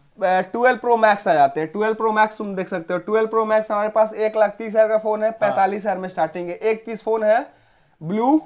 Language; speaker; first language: Hindi; native; Hindi